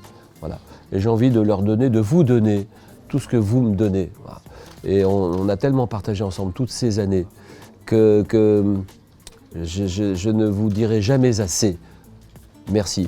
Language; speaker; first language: French; native; French